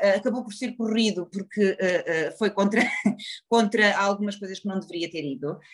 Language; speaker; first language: Portuguese; native; Portuguese